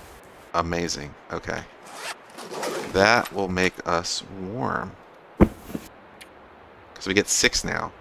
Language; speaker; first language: English; native; English